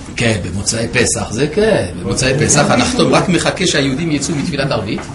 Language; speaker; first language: Hebrew; non-native, fluent; French